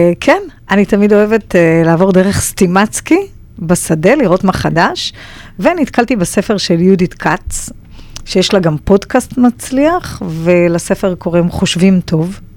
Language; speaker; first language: Hebrew; native; Hebrew